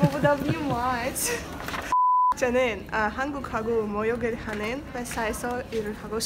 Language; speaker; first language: Korean; non-native, learner; Russian